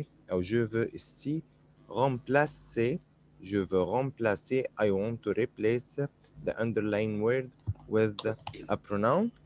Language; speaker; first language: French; non-native, fluent; Arabic